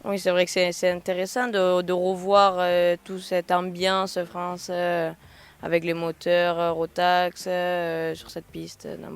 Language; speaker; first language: French; native; French